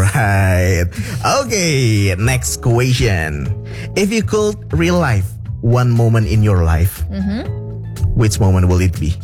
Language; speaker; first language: English; non-native, fluent; Indonesian